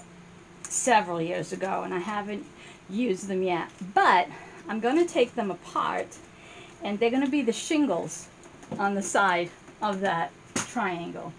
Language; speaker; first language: English; native; English